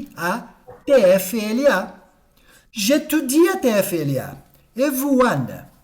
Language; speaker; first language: French; non-native, fluent; Portuguese